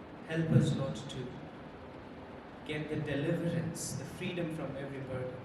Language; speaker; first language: English; non-native, local second language; Telugu